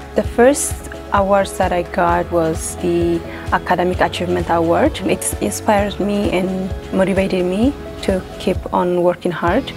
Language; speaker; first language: English; non-native, fluent; Tigrinya